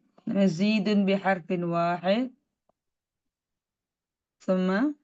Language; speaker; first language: Arabic; non-native, fluent; Indonesian